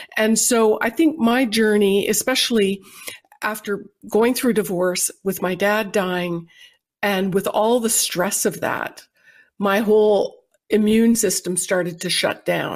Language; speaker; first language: English; native; English